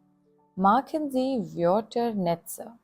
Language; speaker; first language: German; non-native, fluent; Gujarati